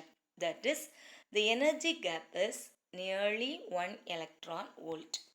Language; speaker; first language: English; non-native, local second language; Tamil